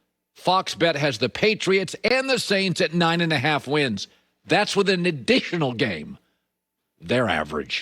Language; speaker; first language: English; native; English